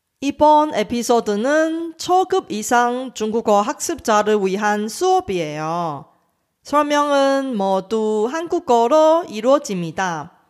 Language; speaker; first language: Korean; non-native, fluent; Chinese